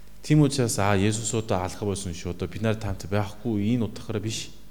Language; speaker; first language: Mongolian; non-native, fluent; Korean